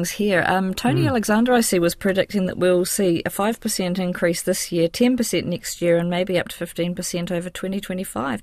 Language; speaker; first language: English; native; English